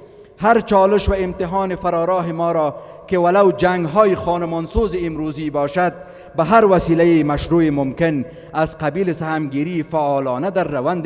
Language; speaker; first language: Persian; native; Persian